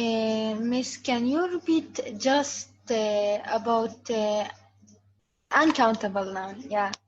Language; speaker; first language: English; non-native, learner; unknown